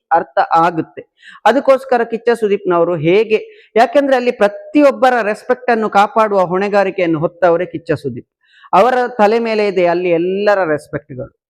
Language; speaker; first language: Kannada; non-native, local second language; Tulu